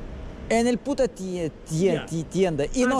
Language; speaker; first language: Spanish; non-native, learner; Russian